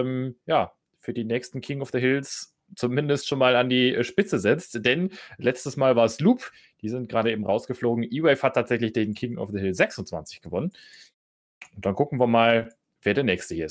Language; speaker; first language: German; native; German